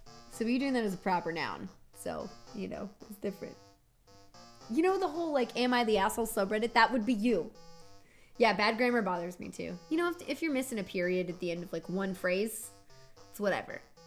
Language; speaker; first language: English; native; English